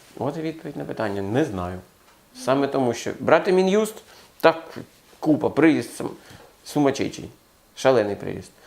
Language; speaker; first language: Ukrainian; non-native, local second language; Russian